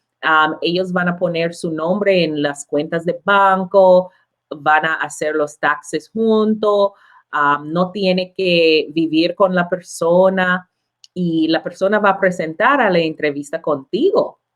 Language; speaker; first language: Spanish; non-native, learner; English